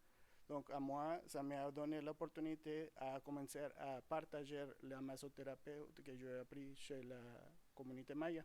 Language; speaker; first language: French; non-native, fluent; Spanish